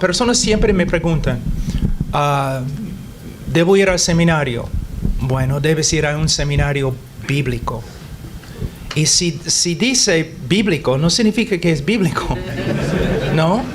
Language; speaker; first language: Spanish; non-native, fluent; English